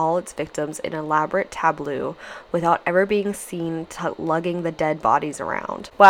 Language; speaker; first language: English; native; English